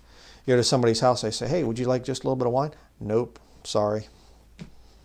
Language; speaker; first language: English; native; English